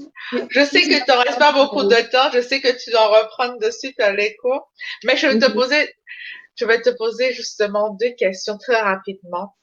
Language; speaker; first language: French; native; French